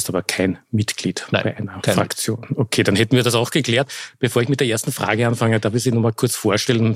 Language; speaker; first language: German; native; German